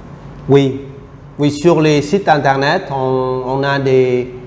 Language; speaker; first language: French; non-native, fluent; Vietnamese